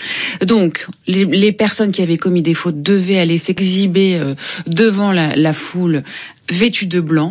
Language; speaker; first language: French; native; French